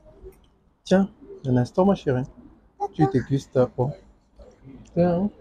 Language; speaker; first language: French; non-native, local second language; Malagasy